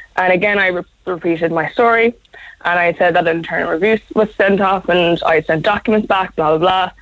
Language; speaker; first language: English; native; English